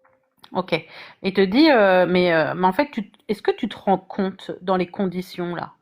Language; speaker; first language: French; native; French